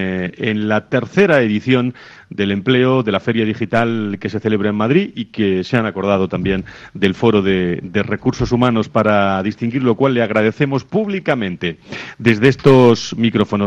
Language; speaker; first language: Spanish; native; Spanish